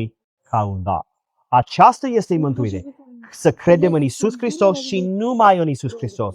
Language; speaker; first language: Romanian; non-native, learner; English